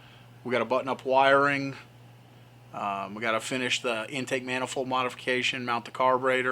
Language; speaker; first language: English; native; English